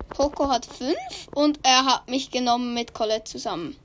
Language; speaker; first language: German; native; German